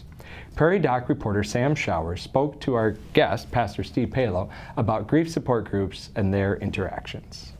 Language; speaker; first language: English; native; English